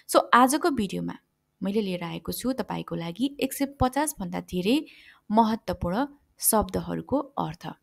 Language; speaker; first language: Nepali; native; Nepali